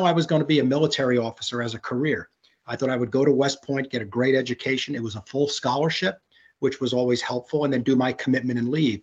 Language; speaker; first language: English; native; English